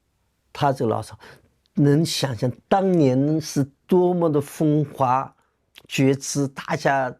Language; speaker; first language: Chinese; native; Chinese